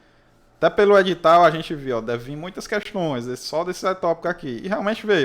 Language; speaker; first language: Portuguese; native; Portuguese